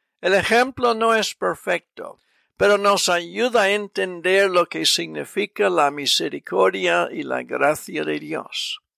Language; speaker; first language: Spanish; non-native, fluent; English